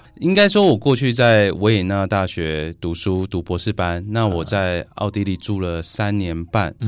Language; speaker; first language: Chinese; native; Chinese